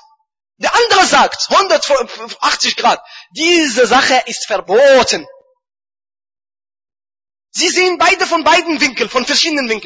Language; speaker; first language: German; non-native, fluent; Arabic